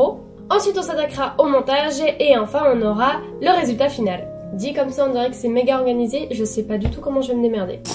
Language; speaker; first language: French; native; French